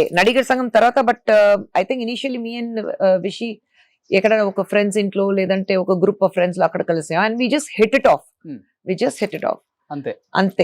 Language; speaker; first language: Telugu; non-native, fluent; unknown